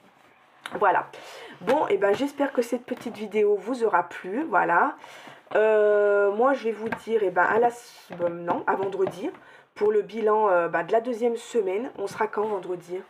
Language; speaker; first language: French; native; French